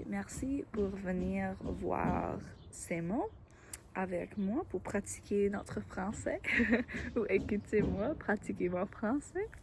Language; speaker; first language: French; non-native, learner; English